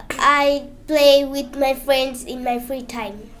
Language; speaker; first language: English; non-native, learner; Bangla